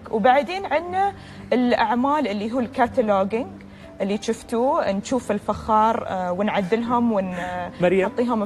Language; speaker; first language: Arabic; native; Arabic